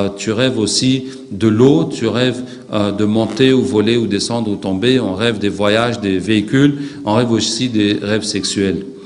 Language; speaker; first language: French; non-native, local second language; Arabic